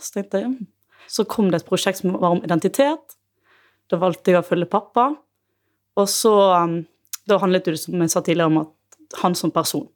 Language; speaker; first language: Norwegian; native; Norwegian